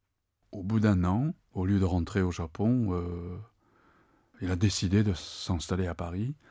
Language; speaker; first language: French; non-native, fluent; Japanese